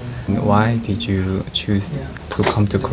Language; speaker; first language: English; non-native, fluent; Korean